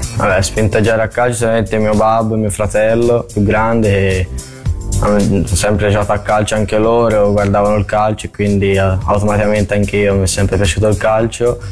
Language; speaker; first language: Italian; native; Italian